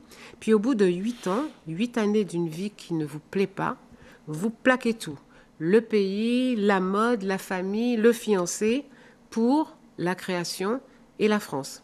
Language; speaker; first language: French; native; French